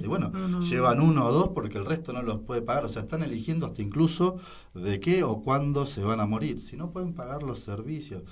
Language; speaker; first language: Spanish; native; Spanish